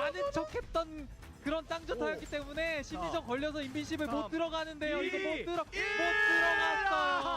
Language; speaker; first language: Korean; native; Korean